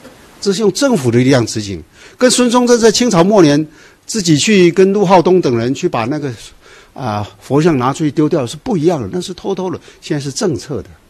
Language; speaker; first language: Chinese; native; Chinese